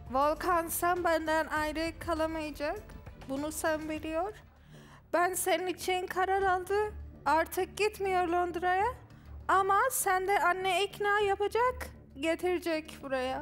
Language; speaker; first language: Turkish; non-native, learner; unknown